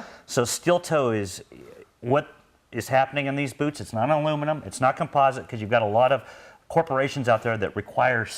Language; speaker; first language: English; native; English